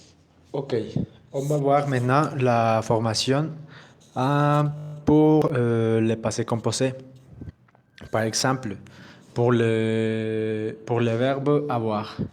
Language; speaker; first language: French; non-native, learner; Spanish